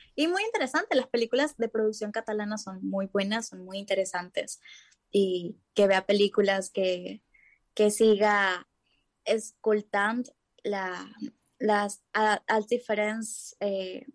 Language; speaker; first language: Catalan; non-native, learner; Spanish